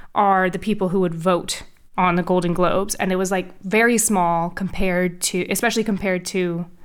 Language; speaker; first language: English; native; English